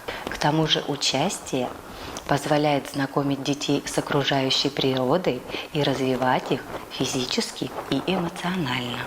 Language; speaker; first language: Russian; native; Russian